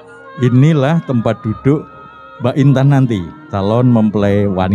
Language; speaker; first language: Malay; non-native, local second language; Javanese